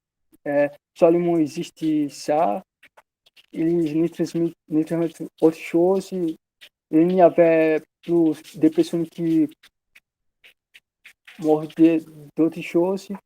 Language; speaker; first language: French; non-native, learner; Portuguese